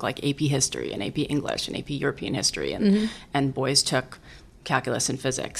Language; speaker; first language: English; native; English